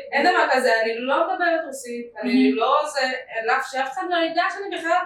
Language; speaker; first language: Hebrew; early bilingual, other home language; Russian